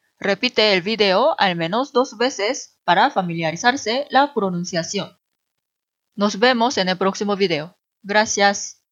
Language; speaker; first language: Spanish; non-native, fluent; Korean